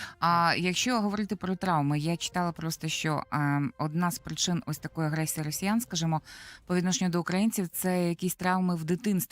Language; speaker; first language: Ukrainian; native; Ukrainian